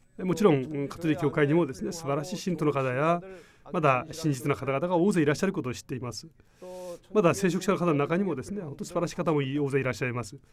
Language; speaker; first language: Japanese; non-native, fluent; Korean